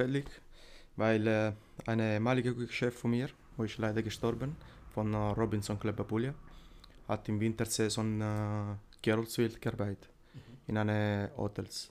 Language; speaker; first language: German; non-native, learner; Italian